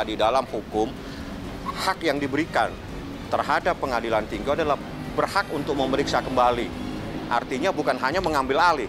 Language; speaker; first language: Indonesian; native; Indonesian